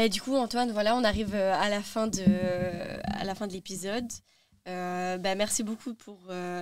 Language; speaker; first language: French; native; French